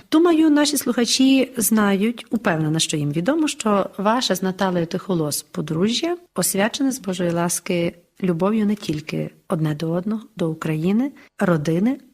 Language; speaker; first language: Ukrainian; native; Ukrainian